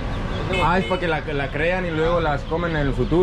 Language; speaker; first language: Spanish; non-native, learner; Greek